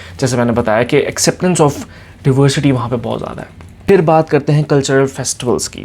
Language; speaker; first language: Urdu; native; Urdu